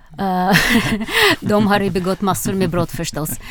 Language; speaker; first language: Swedish; non-native, fluent; Russian